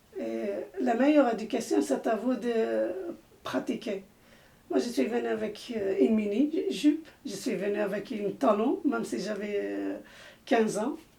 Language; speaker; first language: French; non-native, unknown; Arabic